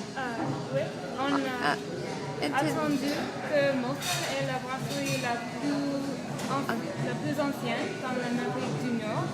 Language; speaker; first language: French; non-native, learner; English